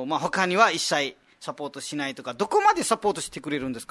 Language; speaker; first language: Japanese; non-native, fluent; Nepali